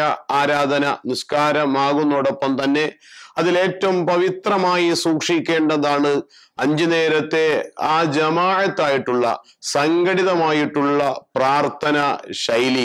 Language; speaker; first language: Malayalam; native; Malayalam